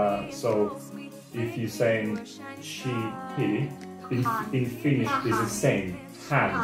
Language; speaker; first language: English; non-native, fluent; Russian